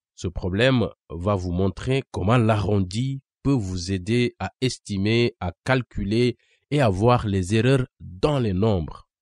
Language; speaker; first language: French; non-native, local second language; Wolof